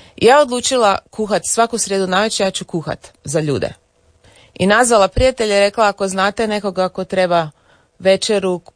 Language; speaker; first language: Croatian; early bilingual, heritage; English